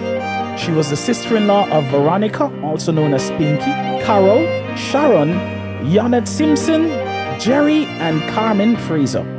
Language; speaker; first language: English; native; English